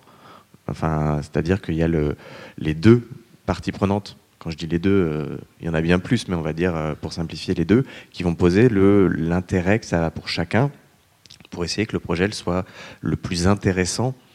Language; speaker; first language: French; native; French